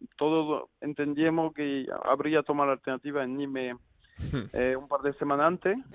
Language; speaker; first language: Spanish; non-native, fluent; French